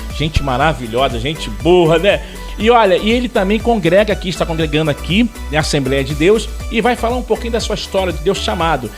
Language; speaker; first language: Portuguese; native; Portuguese